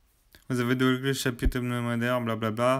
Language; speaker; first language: French; native; French